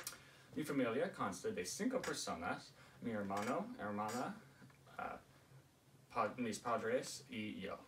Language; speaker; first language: Spanish; non-native, learner; English